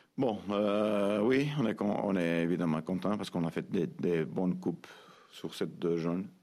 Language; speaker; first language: French; non-native, fluent; Portuguese